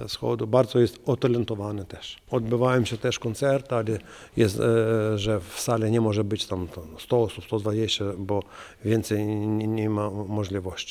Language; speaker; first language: Polish; non-native, learner; Ukrainian